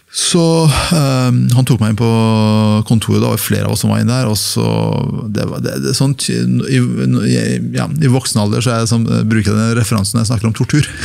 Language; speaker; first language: Norwegian; early bilingual, other home language; Persian